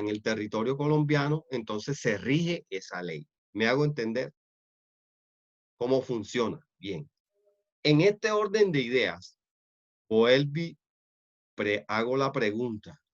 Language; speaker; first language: Spanish; native; Spanish